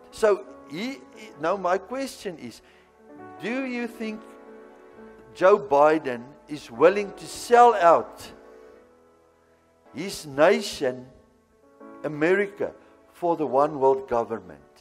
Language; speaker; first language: English; non-native, local second language; Afrikaans